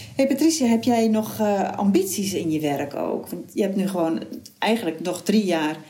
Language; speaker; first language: Dutch; native; Dutch